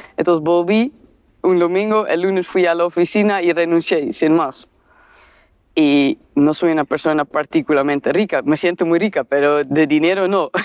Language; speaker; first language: Spanish; non-native, fluent; Dutch